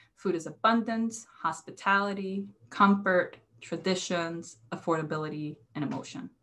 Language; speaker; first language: English; non-native, fluent; Spanish